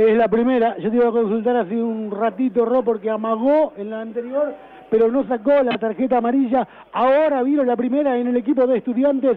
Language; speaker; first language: Spanish; native; Spanish